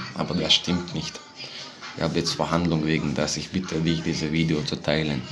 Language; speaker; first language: German; non-native, fluent; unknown